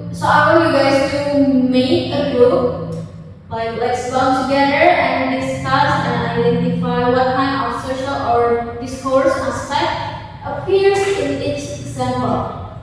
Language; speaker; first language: English; non-native, fluent; Indonesian